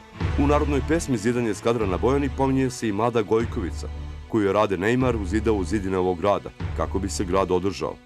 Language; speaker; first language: Bosnian; native; Bosnian